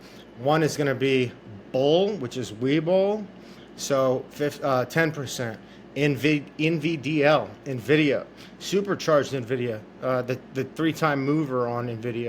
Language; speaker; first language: English; native; English